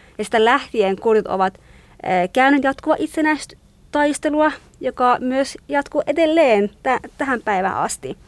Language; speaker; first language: Finnish; non-native, fluent; Kurdish